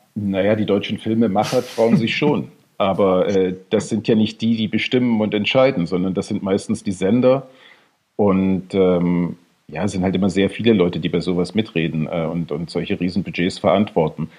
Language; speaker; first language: German; native; German